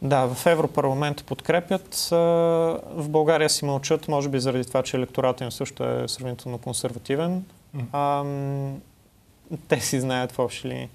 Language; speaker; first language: Bulgarian; native; Bulgarian